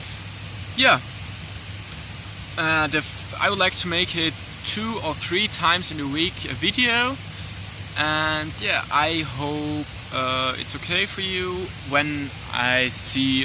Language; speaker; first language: English; non-native, learner; German